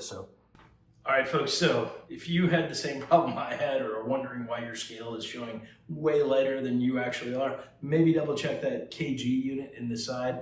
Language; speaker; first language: English; native; English